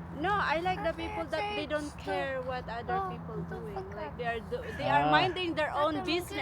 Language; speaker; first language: English; non-native, fluent; Filipino